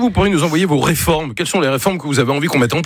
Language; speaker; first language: French; native; French